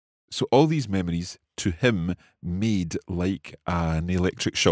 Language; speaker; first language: English; native; English